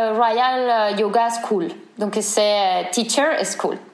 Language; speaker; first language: French; non-native, fluent; Spanish